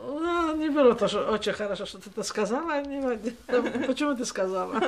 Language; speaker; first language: Russian; non-native, fluent; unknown